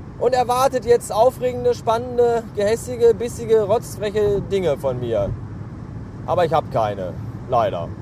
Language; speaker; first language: German; native; German